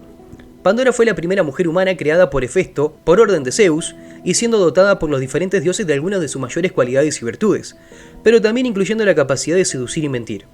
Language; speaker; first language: Spanish; native; Spanish